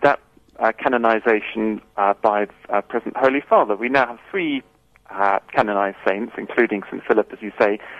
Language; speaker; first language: English; native; English